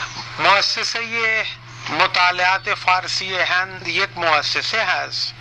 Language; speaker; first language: Persian; non-native, fluent; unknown